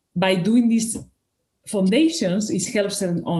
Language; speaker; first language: English; non-native, fluent; Spanish